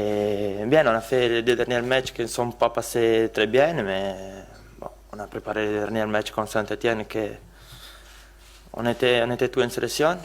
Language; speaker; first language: French; non-native, learner; Italian